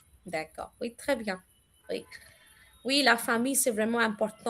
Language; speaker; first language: French; non-native, fluent; Hindi